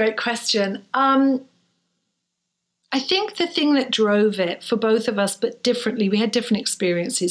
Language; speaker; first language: English; native; English